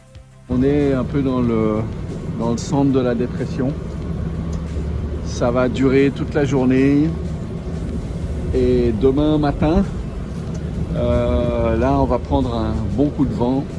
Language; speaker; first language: French; native; French